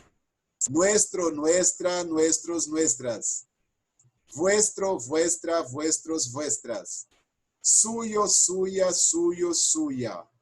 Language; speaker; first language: Spanish; non-native, fluent; Portuguese